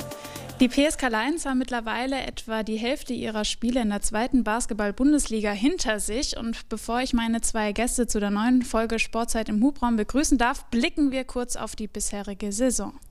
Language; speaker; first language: German; native; German